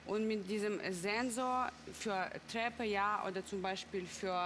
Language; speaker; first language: German; non-native, fluent; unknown